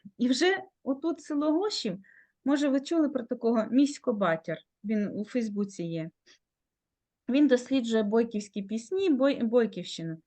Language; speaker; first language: Ukrainian; native; Ukrainian